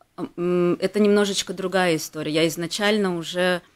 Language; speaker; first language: Russian; native; Russian